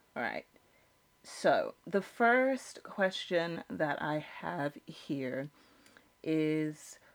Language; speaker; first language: English; native; English